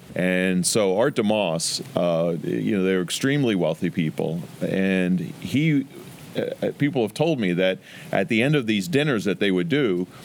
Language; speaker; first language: English; native; English